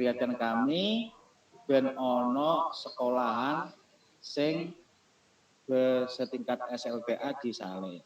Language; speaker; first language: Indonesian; non-native, local second language; Javanese